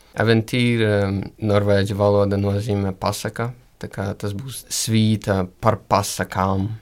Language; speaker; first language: Latvian; early bilingual, other home language; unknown